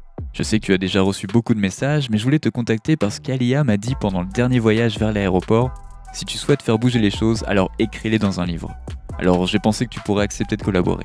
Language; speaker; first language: French; native; French